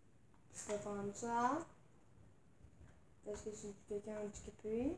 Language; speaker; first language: French; native; French